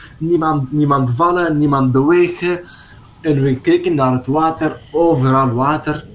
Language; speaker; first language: Dutch; non-native, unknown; Arabic